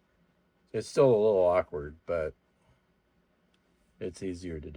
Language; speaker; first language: English; native; English